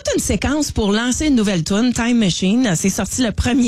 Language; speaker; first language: French; native; French